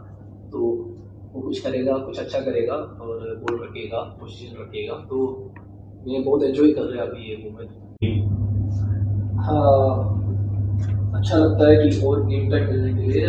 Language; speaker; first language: Hindi; non-native, local second language; Malayalam